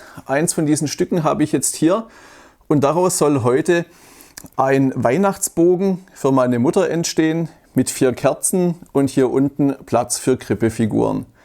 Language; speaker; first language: German; native; German